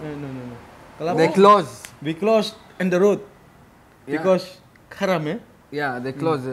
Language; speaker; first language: English; non-native, learner; Indonesian